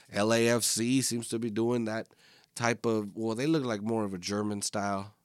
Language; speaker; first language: English; native; English